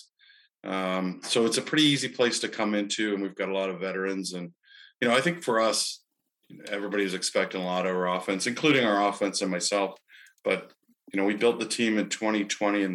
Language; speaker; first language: English; native; English